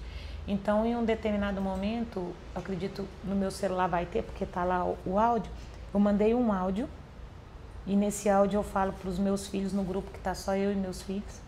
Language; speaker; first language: Portuguese; native; Portuguese